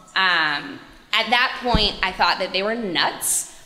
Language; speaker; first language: English; native; English